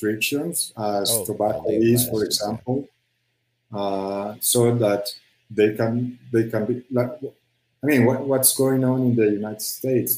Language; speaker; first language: English; non-native, fluent; Spanish